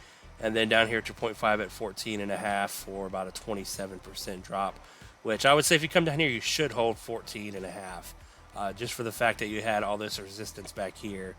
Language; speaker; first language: English; native; English